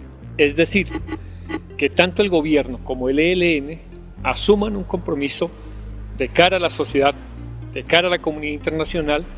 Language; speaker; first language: Spanish; native; Spanish